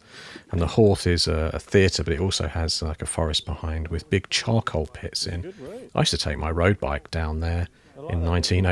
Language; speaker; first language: English; native; English